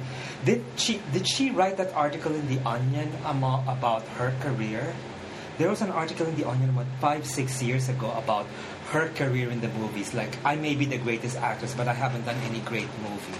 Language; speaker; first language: English; non-native, local second language; Filipino